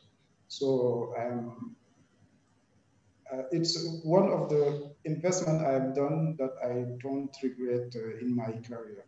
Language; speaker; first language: English; non-native, fluent; Wolof